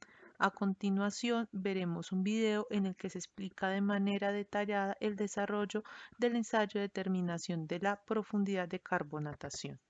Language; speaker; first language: Spanish; native; Spanish